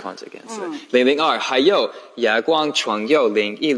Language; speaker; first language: Chinese; non-native, learner; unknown